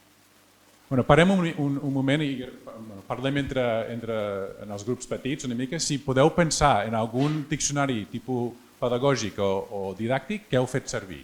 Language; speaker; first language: Catalan; non-native, fluent; English